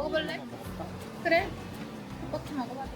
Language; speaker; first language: Korean; non-native, fluent; Russian